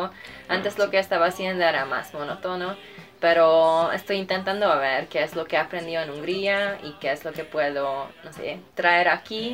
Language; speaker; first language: Spanish; non-native, fluent; Hungarian